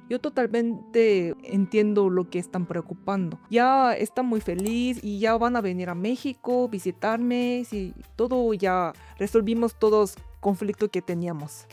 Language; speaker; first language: Spanish; non-native, learner; Korean